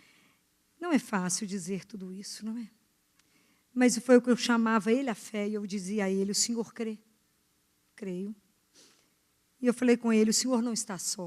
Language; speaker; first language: Portuguese; native; Portuguese